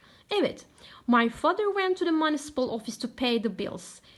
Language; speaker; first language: English; non-native, fluent; Turkish